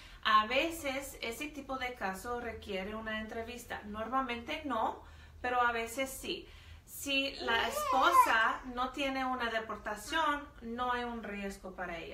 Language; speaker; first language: Spanish; non-native, fluent; English